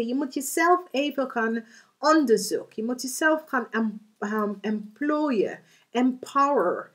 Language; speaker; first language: Dutch; non-native, learner; English